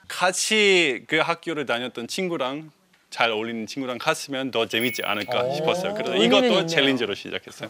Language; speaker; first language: Korean; non-native, fluent; English